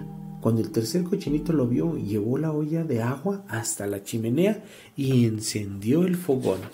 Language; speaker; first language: Spanish; native; Spanish